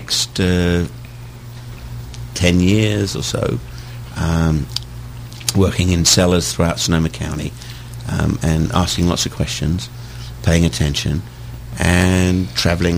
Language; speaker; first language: English; native; English